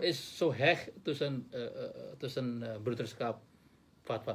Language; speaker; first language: Dutch; non-native, learner; Indonesian